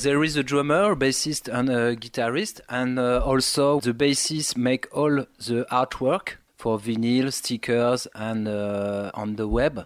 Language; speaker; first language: English; non-native, learner; French